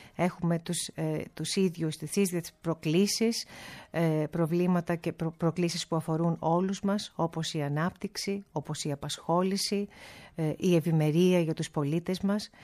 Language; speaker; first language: Greek; early bilingual, heritage; Greek